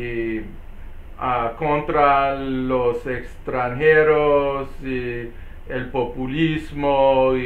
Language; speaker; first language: Spanish; non-native, learner; English